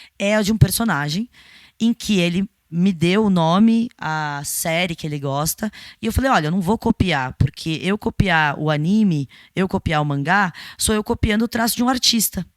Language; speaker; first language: Portuguese; native; Portuguese